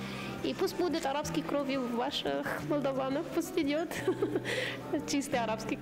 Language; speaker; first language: Russian; non-native, learner; Arabic